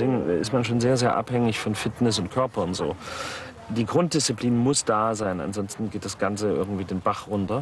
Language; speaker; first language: German; native; German